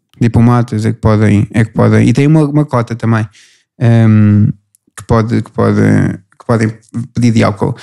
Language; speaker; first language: Portuguese; native; Portuguese